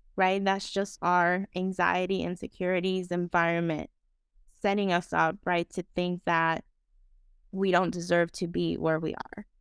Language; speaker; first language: English; non-native, fluent; Spanish